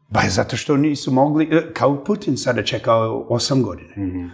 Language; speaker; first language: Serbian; early bilingual, heritage; Serbian